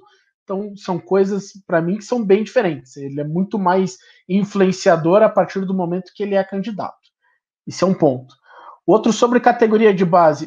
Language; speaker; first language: Portuguese; native; Portuguese